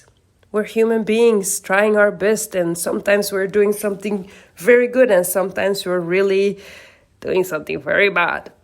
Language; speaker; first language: English; non-native, fluent; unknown